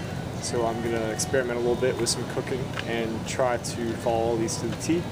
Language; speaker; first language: English; native; English